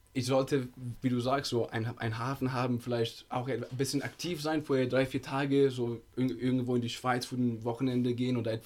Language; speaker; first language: German; non-native, fluent; Italian